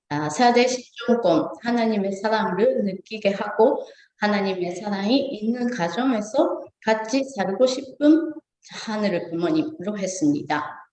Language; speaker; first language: Korean; non-native, learner; Japanese